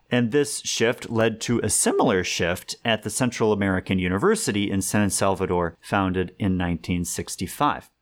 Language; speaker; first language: English; native; English